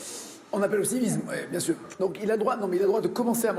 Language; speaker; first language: French; native; French